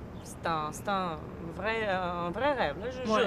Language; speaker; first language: French; native; French